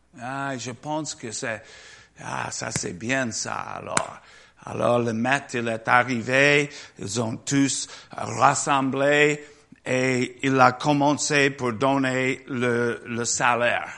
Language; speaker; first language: French; non-native, learner; English